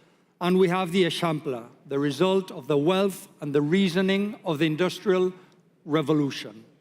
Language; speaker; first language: English; non-native, fluent; Spanish